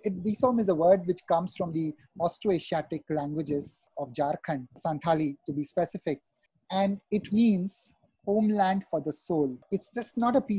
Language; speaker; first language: English; non-native, local second language; Hindi